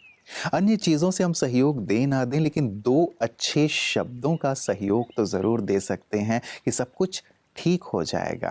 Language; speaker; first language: Hindi; native; Hindi